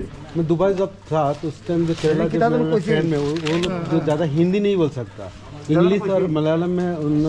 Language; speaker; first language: Hindi; non-native, learner; Bangla